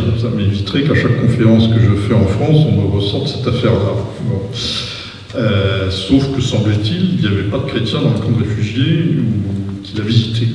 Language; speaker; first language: French; native; French